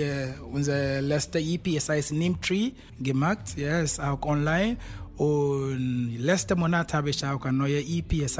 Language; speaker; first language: German; non-native, fluent; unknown